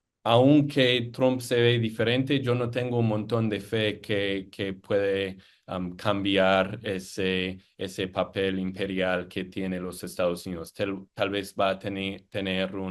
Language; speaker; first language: Spanish; non-native, fluent; English